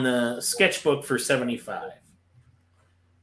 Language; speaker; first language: English; native; English